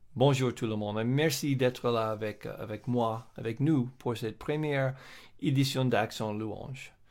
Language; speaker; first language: French; non-native, fluent; English